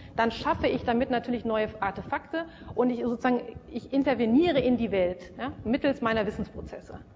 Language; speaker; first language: German; native; German